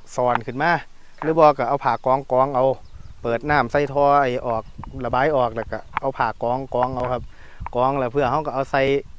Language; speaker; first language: Thai; native; Thai